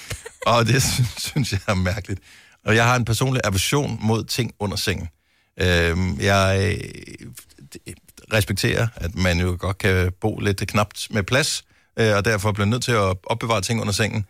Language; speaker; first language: Danish; native; Danish